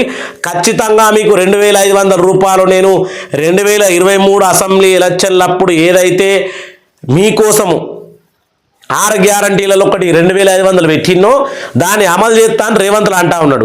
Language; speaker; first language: Telugu; native; Telugu